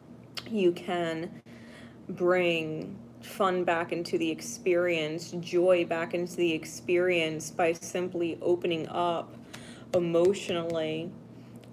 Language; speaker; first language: English; native; English